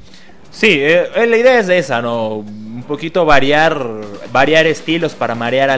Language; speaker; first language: Spanish; native; Spanish